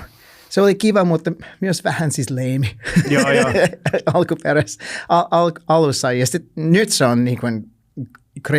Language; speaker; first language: Finnish; non-native, learner; English